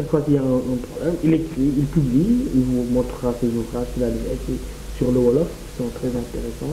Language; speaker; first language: French; non-native, local second language; Wolof